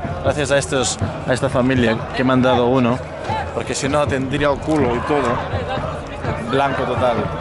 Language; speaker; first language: Spanish; native; Spanish